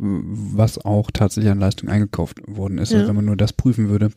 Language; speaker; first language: German; native; German